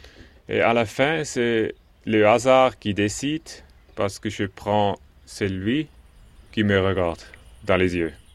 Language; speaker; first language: French; non-native, local second language; German